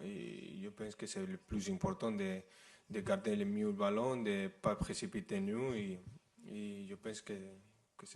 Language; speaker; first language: French; non-native, fluent; Spanish